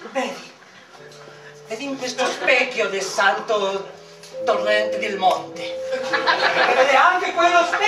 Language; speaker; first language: Italian; non-native, learner; Spanish